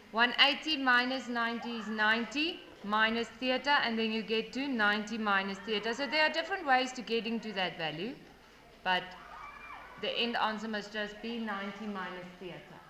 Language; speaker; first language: English; non-native, local second language; Afrikaans